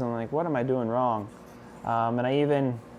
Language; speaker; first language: English; native; English